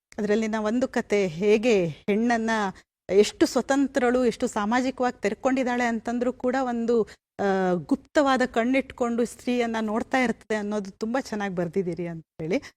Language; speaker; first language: Kannada; native; Kannada